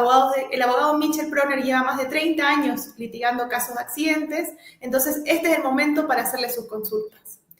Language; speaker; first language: Spanish; native; Spanish